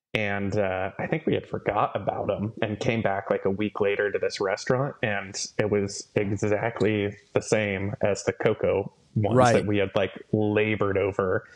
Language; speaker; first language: English; native; English